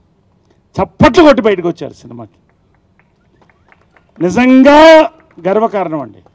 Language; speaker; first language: Telugu; native; Telugu